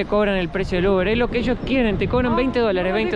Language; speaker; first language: Spanish; native; Spanish